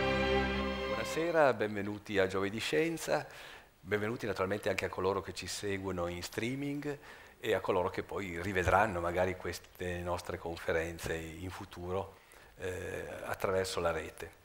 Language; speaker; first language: Italian; native; Italian